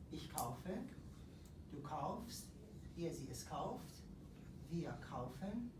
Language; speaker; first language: German; non-native, fluent; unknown